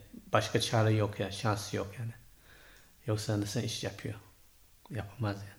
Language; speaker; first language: Turkish; non-native, learner; Chinese